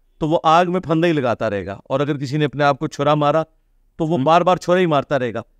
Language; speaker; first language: Urdu; native; Urdu